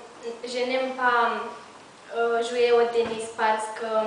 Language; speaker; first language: French; non-native, learner; Romanian